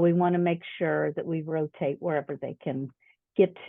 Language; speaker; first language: English; native; English